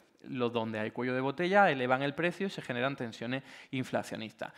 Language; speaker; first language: Spanish; native; Spanish